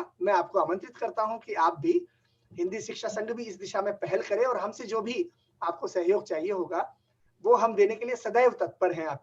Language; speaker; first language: Hindi; native; Hindi